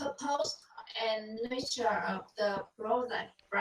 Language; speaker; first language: English; non-native, learner; Vietnamese